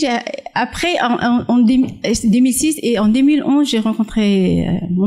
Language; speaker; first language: French; non-native, fluent; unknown